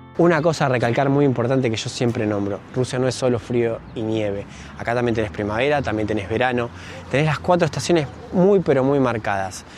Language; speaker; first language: Spanish; native; Spanish